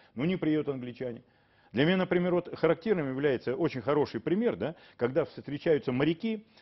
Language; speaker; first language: Russian; native; Russian